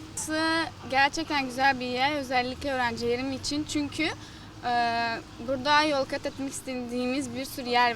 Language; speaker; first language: Turkish; early bilingual, heritage; Turkish